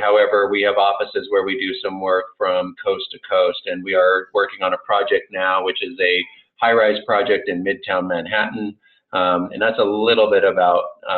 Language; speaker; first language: English; native; English